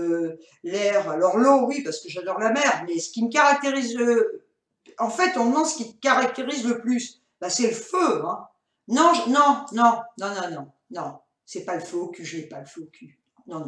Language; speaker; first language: French; native; French